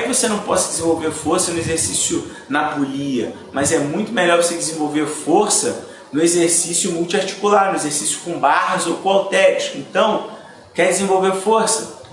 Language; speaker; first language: Portuguese; native; Portuguese